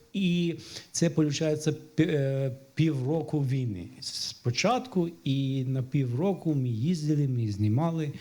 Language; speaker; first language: Ukrainian; non-native, fluent; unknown